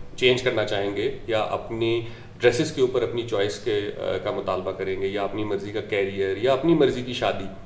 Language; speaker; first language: Urdu; native; Urdu